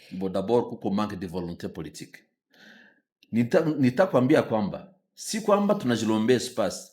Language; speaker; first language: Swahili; native; Swahili